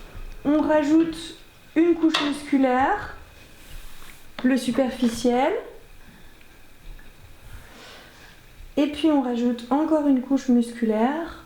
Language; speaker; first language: French; native; French